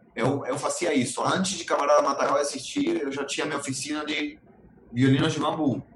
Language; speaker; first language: Portuguese; non-native, fluent; Spanish